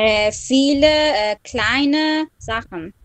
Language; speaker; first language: German; non-native, learner; Persian